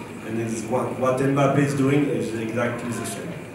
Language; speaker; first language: English; non-native, fluent; French